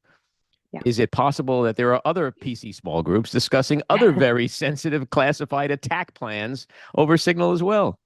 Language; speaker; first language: English; native; English